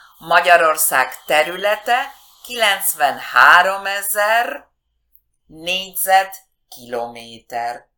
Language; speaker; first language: Hungarian; non-native, learner; Spanish